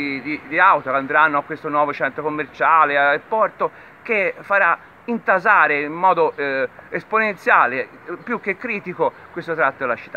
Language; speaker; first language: Italian; native; Italian